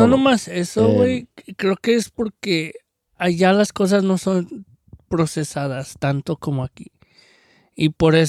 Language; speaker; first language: Spanish; early bilingual, heritage; Spanish